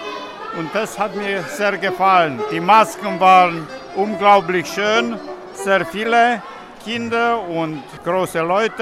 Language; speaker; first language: German; non-native, local second language; Romanian